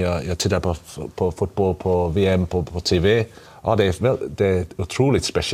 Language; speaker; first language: Swedish; non-native, learner; English